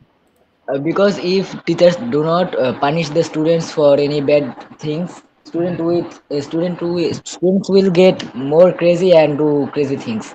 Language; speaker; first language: English; non-native, learner; Bangla